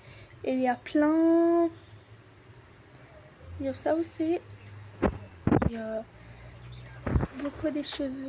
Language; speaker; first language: French; non-native, learner; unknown